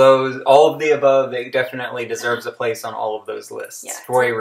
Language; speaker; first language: English; native; English